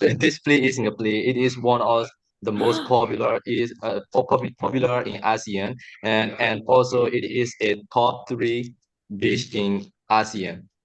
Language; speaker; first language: English; non-native, learner; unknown